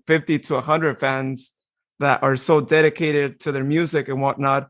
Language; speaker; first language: English; native; English